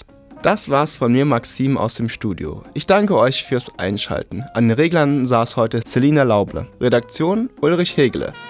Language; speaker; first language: German; native; German